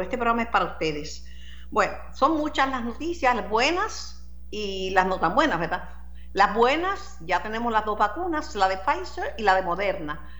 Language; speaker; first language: Spanish; native; Spanish